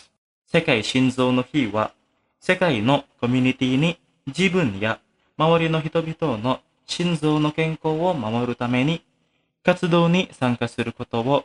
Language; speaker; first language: Japanese; non-native, fluent; Indonesian